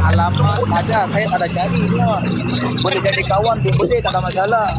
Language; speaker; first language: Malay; non-native, learner; Rohingya